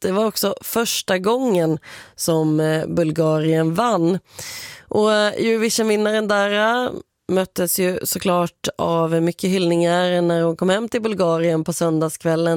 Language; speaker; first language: Swedish; native; Swedish